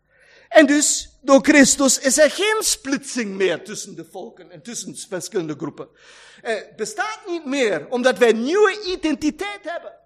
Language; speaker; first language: Dutch; non-native, fluent; German